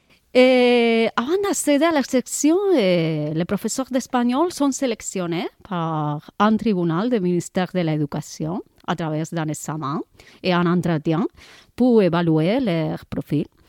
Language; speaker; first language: French; non-native, learner; Spanish